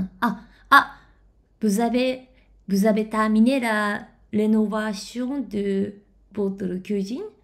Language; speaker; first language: French; non-native, learner; Japanese